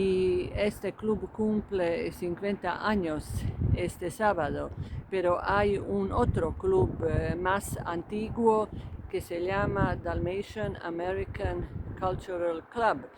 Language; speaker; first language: Spanish; non-native, fluent; Croatian